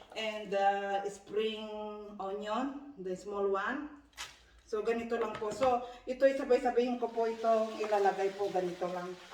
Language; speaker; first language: Filipino; non-native, local second language; Iloko